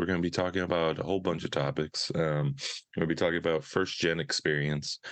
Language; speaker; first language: English; native; English